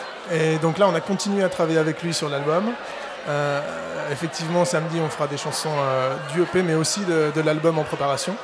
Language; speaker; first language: French; native; French